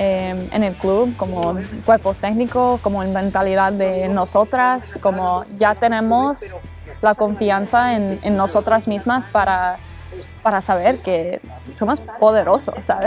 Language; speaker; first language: Spanish; early bilingual, heritage; English